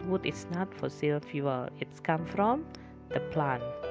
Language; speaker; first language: English; non-native, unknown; Indonesian